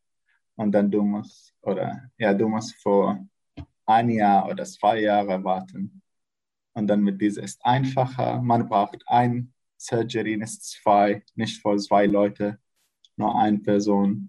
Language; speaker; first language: German; non-native, learner; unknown